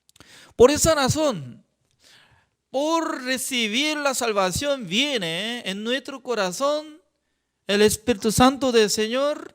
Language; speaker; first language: Spanish; non-native, fluent; Korean